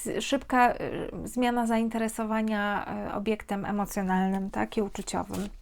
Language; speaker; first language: Polish; native; Polish